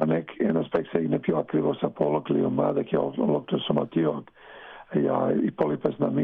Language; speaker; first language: Greek; non-native, fluent; Serbian